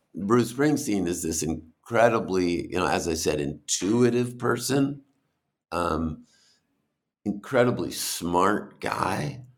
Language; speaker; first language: English; native; English